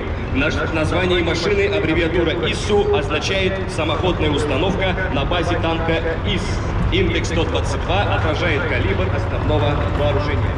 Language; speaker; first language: Russian; native; Russian